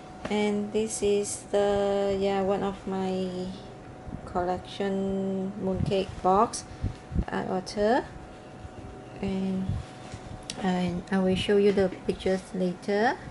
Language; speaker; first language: English; non-native, learner; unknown